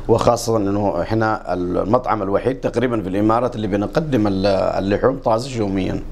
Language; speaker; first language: Arabic; native; Arabic